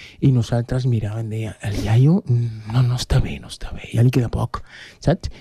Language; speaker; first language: Catalan; non-native, fluent; Spanish